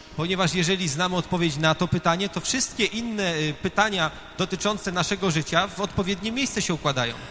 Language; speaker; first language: Polish; native; Polish